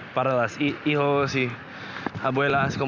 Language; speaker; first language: Spanish; non-native, learner; English